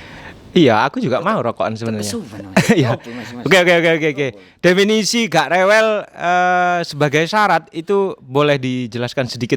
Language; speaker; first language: Indonesian; native; Indonesian